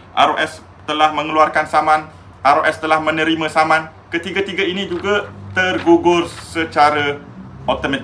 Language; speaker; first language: Malay; native; Malay